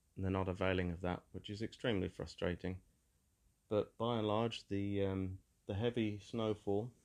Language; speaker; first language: English; native; English